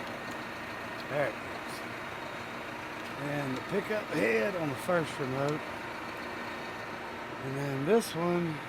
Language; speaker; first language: English; native; English